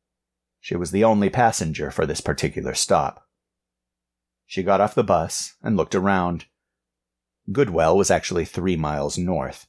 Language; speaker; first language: English; native; English